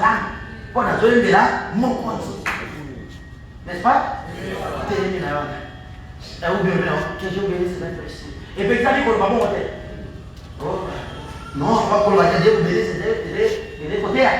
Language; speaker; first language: French; non-native, local second language; Lingala